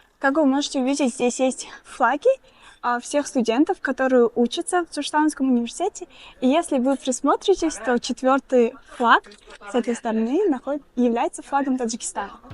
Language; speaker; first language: Russian; non-native, local second language; Tajik